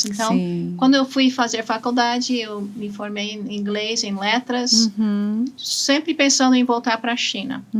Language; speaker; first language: Portuguese; non-native, fluent; English